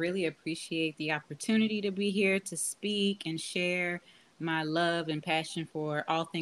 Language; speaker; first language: English; native; English